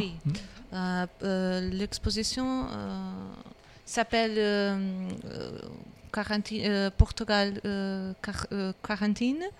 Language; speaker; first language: French; non-native, learner; Portuguese